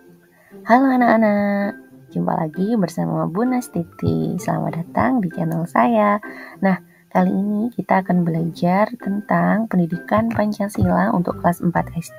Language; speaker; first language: Indonesian; native; Indonesian